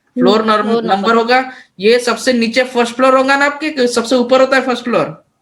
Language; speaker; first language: Hindi; non-native, local second language; Marathi